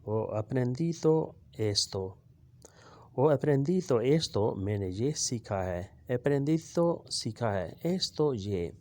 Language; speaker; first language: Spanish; non-native, learner; Urdu